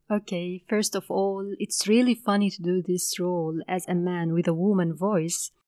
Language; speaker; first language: English; non-native, fluent; Arabic